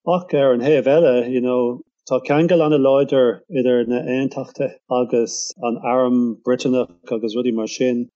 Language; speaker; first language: Irish; non-native, local second language; English